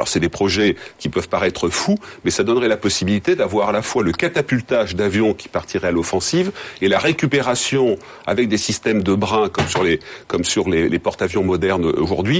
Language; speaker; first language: French; native; French